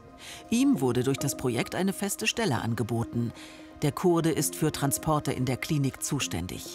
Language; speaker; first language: German; native; German